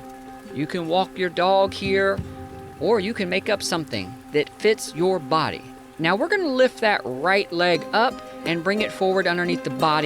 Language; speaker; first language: English; native; English